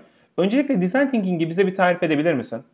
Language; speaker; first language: Turkish; native; Turkish